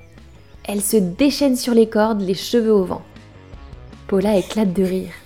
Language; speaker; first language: French; native; French